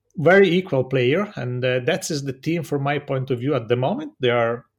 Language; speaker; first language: English; non-native, learner; Italian